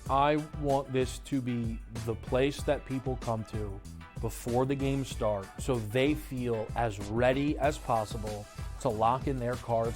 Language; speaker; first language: English; native; English